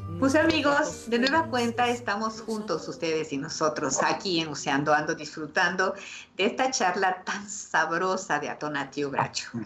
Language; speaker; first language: Spanish; native; Spanish